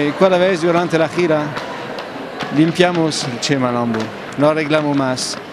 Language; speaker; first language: Spanish; non-native, learner; French